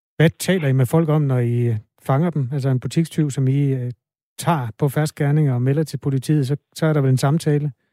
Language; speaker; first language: Danish; native; Danish